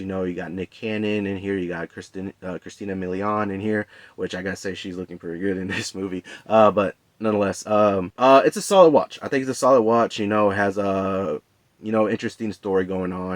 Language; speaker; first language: English; native; English